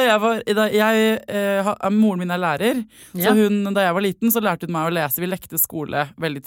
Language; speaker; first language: Norwegian; native; Norwegian